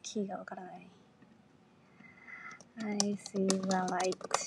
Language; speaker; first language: Thai; non-native, learner; Japanese